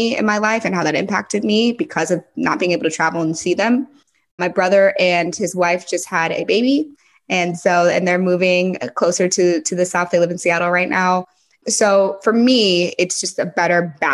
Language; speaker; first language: English; native; English